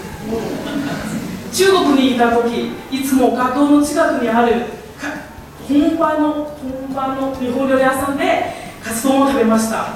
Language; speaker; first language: Japanese; non-native, fluent; Chinese